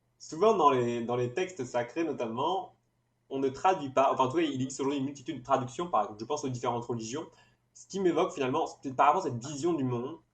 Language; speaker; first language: French; native; French